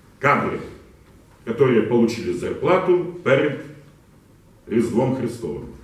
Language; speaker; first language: Russian; non-native, local second language; Ukrainian